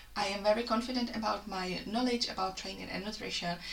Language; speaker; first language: English; non-native, fluent; Czech